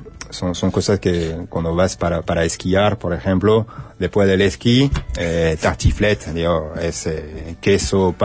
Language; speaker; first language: Spanish; non-native, fluent; French